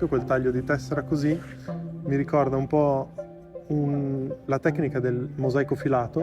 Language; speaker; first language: Italian; native; Italian